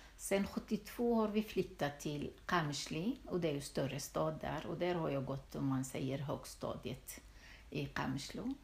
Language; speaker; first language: Swedish; non-native, fluent; Turoyo